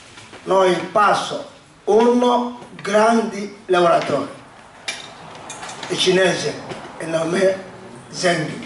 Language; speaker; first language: Italian; non-native, learner; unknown